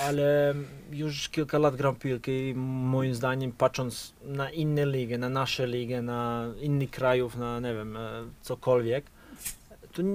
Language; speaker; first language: Polish; non-native, fluent; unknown